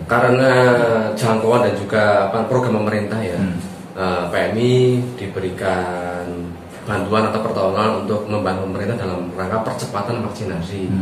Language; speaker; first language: Indonesian; native; Indonesian